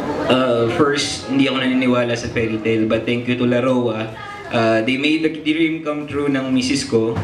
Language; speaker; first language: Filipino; native; Filipino